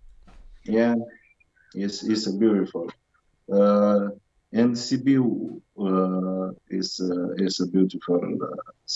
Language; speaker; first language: English; non-native, learner; Romanian